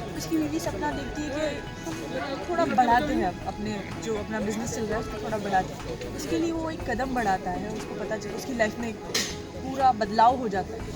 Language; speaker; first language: Hindi; non-native, local second language; Gujarati